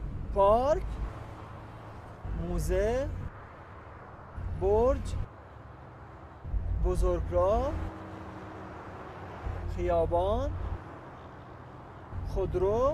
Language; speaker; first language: Persian; non-native, learner; Arabic